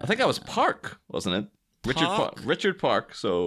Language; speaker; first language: English; native; English